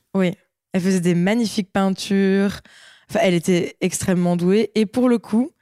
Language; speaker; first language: French; native; French